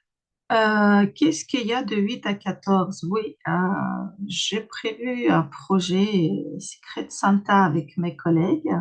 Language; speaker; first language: French; non-native, fluent; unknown